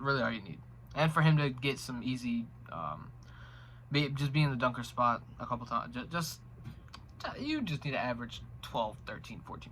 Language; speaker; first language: English; native; English